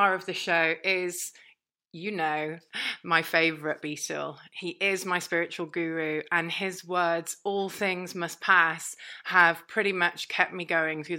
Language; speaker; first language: English; native; English